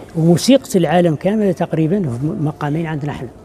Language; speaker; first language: Arabic; native; Arabic